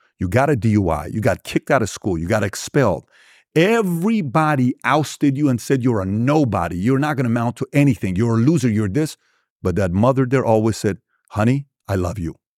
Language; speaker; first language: English; early bilingual, other home language; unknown